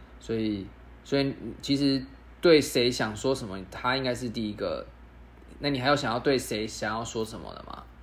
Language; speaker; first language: Chinese; native; Chinese